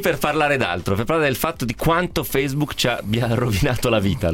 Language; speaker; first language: Italian; native; Italian